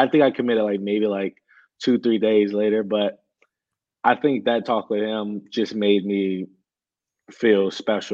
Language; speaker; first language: English; native; English